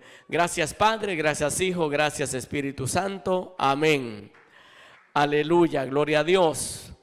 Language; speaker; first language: Spanish; native; Spanish